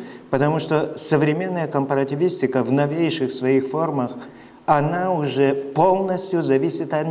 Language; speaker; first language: Russian; non-native, fluent; Lithuanian